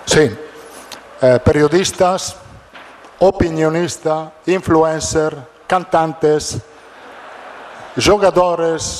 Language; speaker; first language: Portuguese; non-native, fluent; Italian